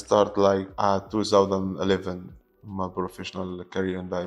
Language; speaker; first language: English; non-native, learner; Arabic